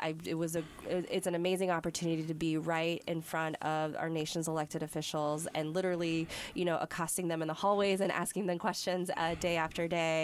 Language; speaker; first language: English; native; English